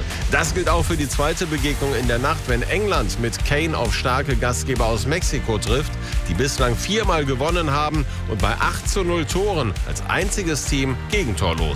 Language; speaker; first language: German; native; German